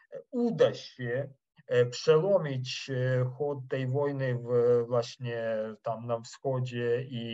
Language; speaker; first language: Polish; non-native, fluent; Ukrainian